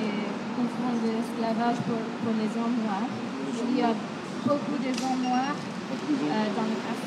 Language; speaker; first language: French; non-native, learner; English